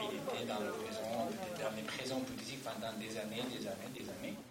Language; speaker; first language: French; non-native, fluent; Arabic